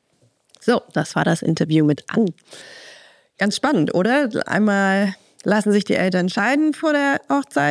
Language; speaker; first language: German; native; German